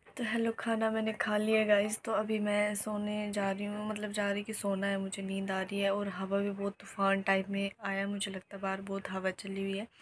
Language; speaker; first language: Hindi; native; Hindi